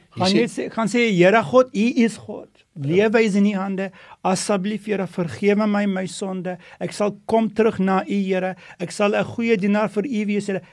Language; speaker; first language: Afrikaans; non-native, fluent; Dutch